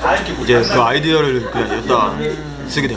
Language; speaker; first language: Korean; early bilingual, other home language; Arabic